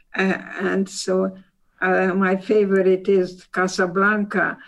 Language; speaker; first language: English; non-native, fluent; Hungarian